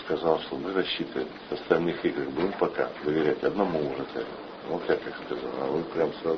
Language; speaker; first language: Russian; native; Russian